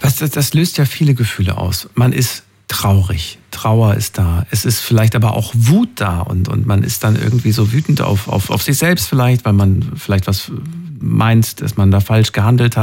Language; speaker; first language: German; native; German